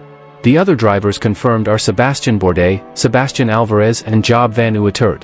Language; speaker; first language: English; non-native, fluent; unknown